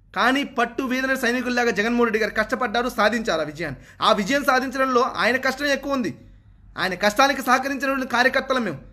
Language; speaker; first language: Telugu; native; Telugu